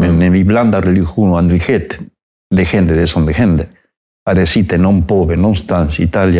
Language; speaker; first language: Swedish; non-native, fluent; Spanish